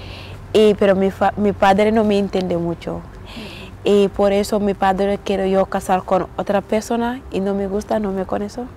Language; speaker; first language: Spanish; non-native, learner; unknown